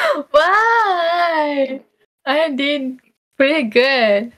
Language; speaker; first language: English; non-native, learner; Japanese